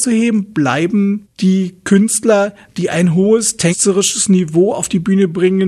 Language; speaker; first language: German; native; German